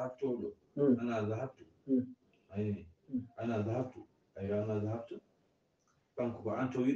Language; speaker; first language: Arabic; non-native, learner; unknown